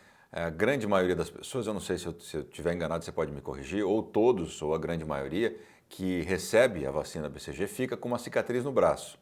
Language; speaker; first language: Portuguese; native; Portuguese